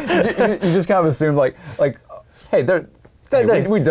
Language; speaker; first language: English; native; English